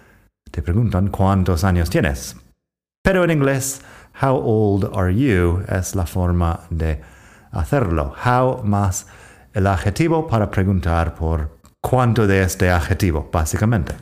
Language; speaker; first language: Spanish; non-native, fluent; English